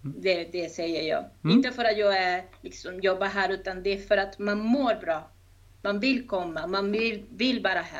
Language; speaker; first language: Swedish; non-native, fluent; Spanish